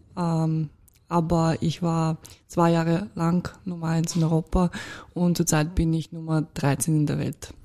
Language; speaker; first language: German; non-native, fluent; Russian